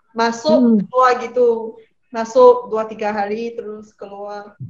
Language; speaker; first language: Indonesian; non-native, fluent; Malay